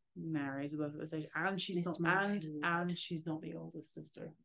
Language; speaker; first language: English; native; English